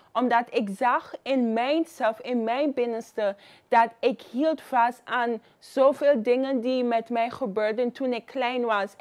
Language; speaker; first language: Dutch; non-native, fluent; Papiamento